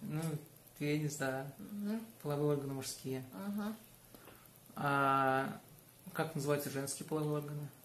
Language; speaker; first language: Russian; native; Russian